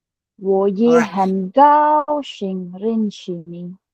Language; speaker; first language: Chinese; non-native, learner; Filipino